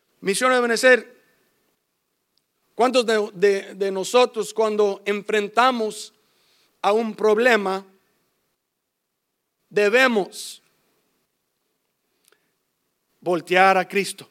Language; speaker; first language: Spanish; early bilingual, heritage; English